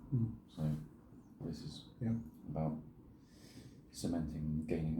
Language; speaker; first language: English; native; English